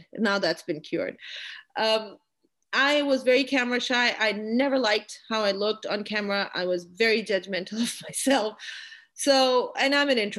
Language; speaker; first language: English; non-native, local second language; Urdu